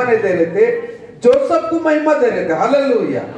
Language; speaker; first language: Hindi; non-native, local second language; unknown